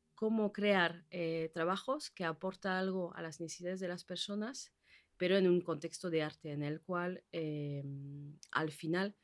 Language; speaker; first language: Spanish; non-native, fluent; Basque